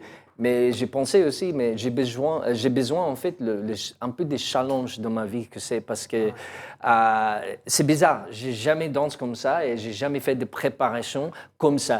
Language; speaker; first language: French; non-native, learner; English